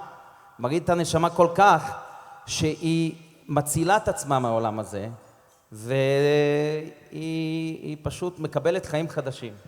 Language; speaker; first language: Hebrew; non-native, fluent; English